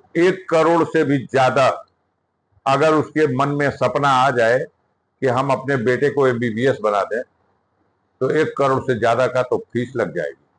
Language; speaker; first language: Hindi; native; Hindi